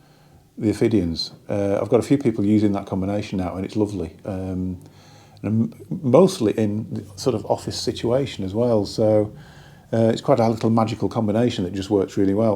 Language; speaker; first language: English; native; English